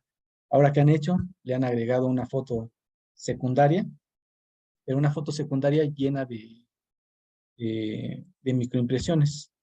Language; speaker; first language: Spanish; native; Spanish